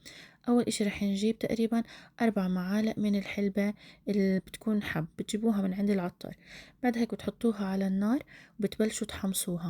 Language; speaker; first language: Arabic; native; Arabic